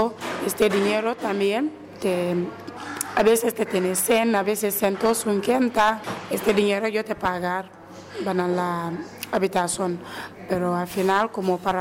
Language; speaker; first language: Spanish; non-native, learner; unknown